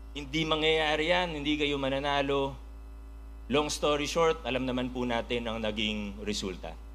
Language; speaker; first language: Filipino; native; Filipino